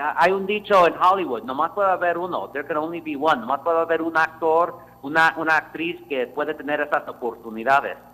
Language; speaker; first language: Spanish; early bilingual, heritage; Spanish